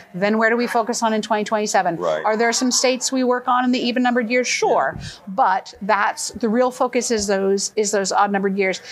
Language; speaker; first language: English; native; English